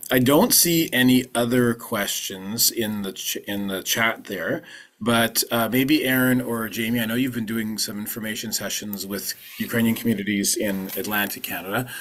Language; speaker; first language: English; early bilingual, other home language; Ukrainian